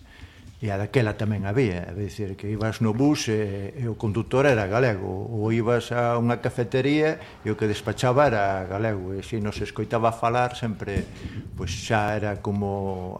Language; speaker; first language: Galician; non-native, local second language; Spanish